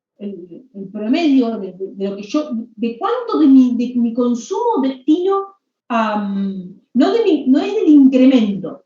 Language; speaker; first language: Spanish; native; Spanish